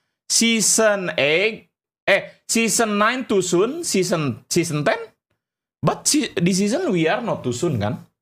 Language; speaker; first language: English; non-native, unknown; Indonesian